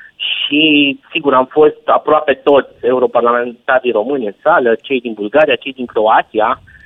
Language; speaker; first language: Romanian; native; Romanian